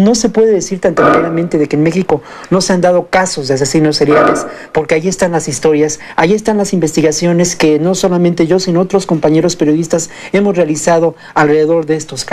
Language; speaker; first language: Spanish; native; Spanish